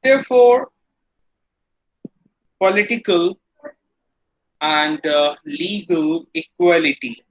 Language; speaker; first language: English; non-native, local second language; Hindi